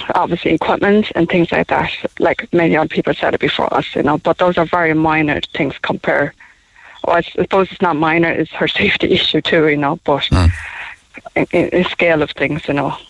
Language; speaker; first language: English; non-native, fluent; Chinese